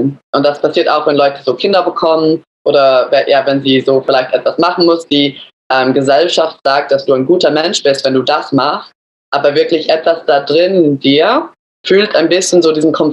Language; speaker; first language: German; early bilingual, other home language; English